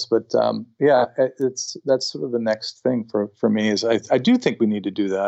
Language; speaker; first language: English; native; English